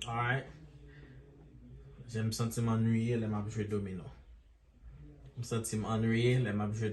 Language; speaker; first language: French; non-native, local second language; Haitian Creole